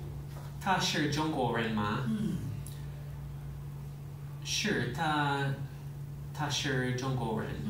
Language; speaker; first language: Chinese; non-native, learner; English